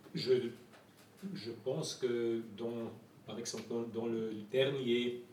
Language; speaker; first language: French; non-native, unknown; German